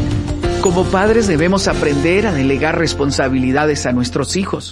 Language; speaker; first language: Spanish; native; Spanish